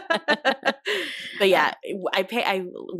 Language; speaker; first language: English; native; English